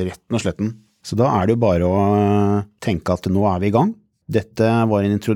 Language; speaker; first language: Norwegian; native; Norwegian